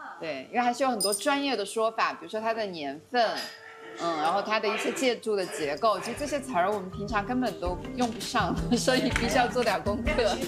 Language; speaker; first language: Chinese; native; Chinese